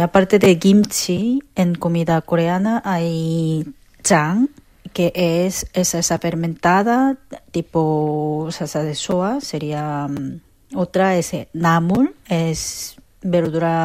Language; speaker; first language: Spanish; non-native, fluent; Korean